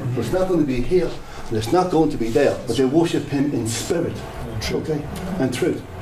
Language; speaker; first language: English; native; English